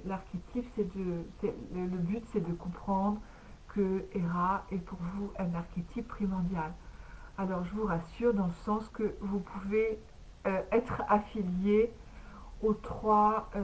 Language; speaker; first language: French; native; French